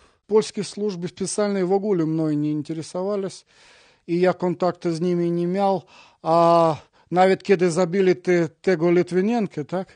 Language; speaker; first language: Polish; non-native, learner; Russian